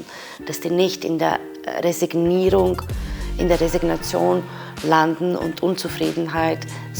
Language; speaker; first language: German; non-native, fluent; Serbian